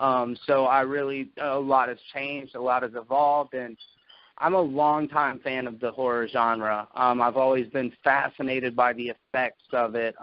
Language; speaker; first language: English; native; English